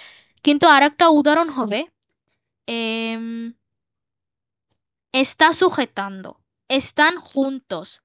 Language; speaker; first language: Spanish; non-native, fluent; Bangla